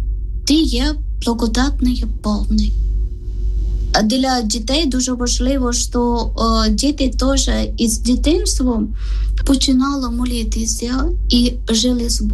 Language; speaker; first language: Ukrainian; non-native, learner; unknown